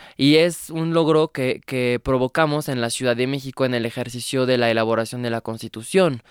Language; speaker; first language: Spanish; non-native, fluent; French